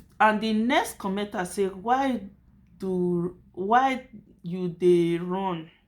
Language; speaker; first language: Nigerian Pidgin; native; Nigerian Pidgin